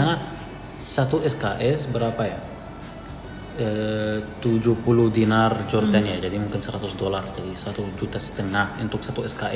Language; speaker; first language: Indonesian; non-native, fluent; Arabic